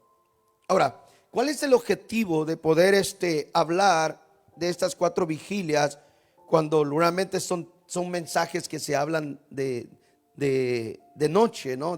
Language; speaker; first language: Spanish; native; Spanish